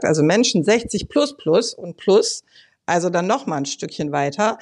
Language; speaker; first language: German; native; German